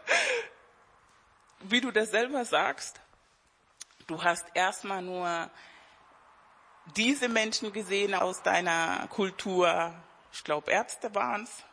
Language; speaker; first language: German; non-native, fluent; Spanish